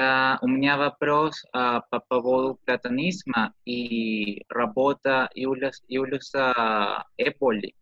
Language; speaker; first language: Russian; non-native, learner; Spanish